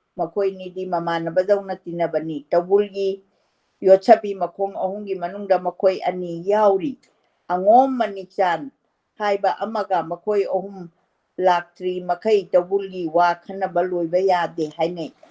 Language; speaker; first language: Manipuri; native; Manipuri